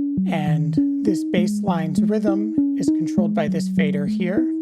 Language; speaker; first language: English; native; English